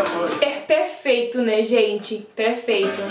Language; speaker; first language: Portuguese; non-native, learner; Dutch